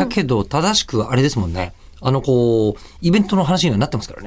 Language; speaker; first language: Japanese; native; Japanese